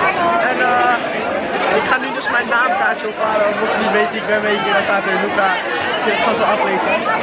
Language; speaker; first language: Dutch; native; Dutch